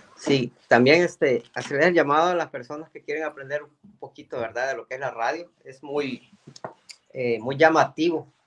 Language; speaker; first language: Spanish; native; Spanish